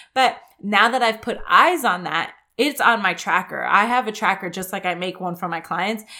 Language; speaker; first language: English; native; English